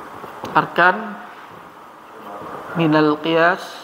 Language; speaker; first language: Arabic; non-native, learner; Malay